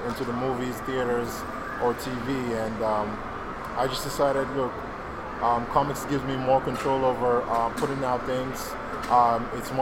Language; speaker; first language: English; non-native, local second language; Yoruba